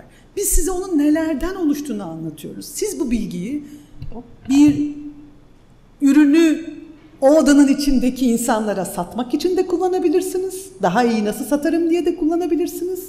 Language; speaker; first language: Turkish; native; Turkish